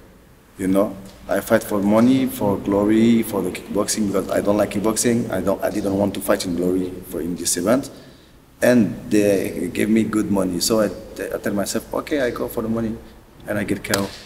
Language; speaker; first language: English; non-native, learner; French